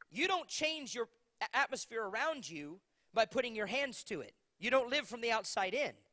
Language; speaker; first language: English; native; English